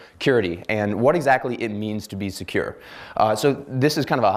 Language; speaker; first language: English; native; English